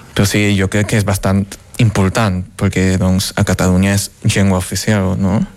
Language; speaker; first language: Catalan; early bilingual, other home language; Chinese